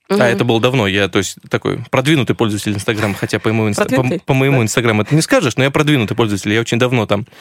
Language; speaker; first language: Russian; native; Russian